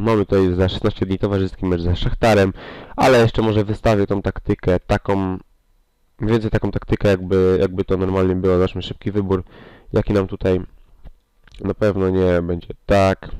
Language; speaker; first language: Polish; native; Polish